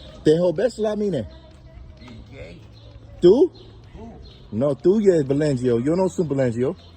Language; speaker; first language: Romanian; non-native, learner; English